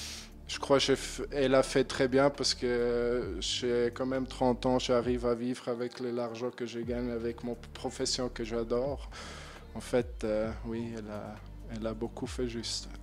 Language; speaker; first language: French; non-native, learner; German